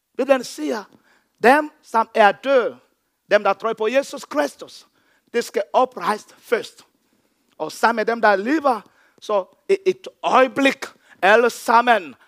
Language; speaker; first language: Danish; non-native, fluent; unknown